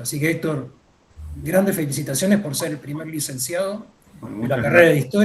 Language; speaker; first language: Spanish; native; Spanish